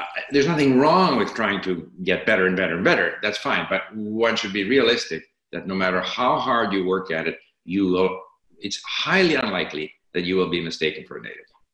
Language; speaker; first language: English; native; English